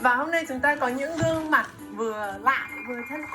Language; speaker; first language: Vietnamese; non-native, fluent; Russian